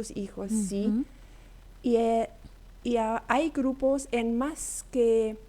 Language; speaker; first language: Spanish; non-native, local second language; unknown